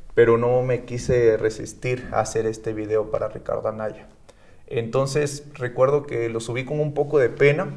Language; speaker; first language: Spanish; native; Spanish